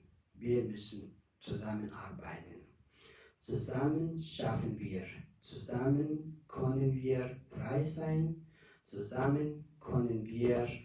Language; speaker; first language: German; non-native, learner; Tibetan